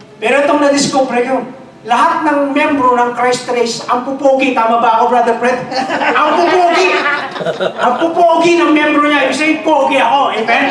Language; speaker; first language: Filipino; non-native, local second language; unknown